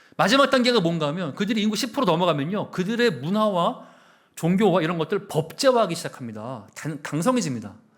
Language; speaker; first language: Korean; native; Korean